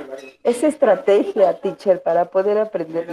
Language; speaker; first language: Spanish; native; Spanish